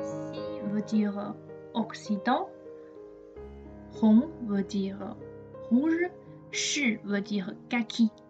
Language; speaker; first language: French; non-native, fluent; Chinese